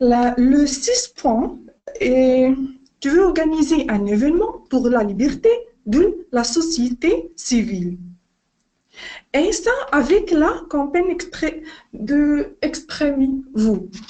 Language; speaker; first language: French; non-native, learner; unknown